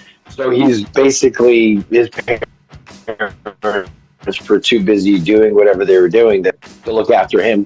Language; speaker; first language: English; native; English